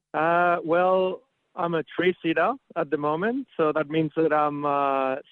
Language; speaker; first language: English; non-native, fluent; Catalan